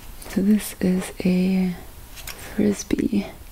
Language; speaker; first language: English; native; English